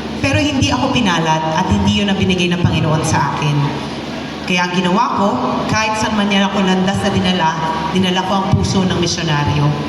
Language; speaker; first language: Filipino; native; Filipino